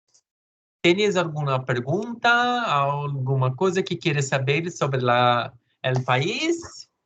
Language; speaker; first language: Spanish; non-native, learner; Portuguese